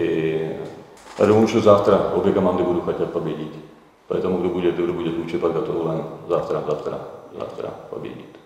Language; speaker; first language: Russian; non-native, fluent; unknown